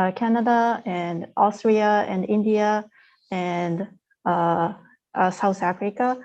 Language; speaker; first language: English; non-native, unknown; Japanese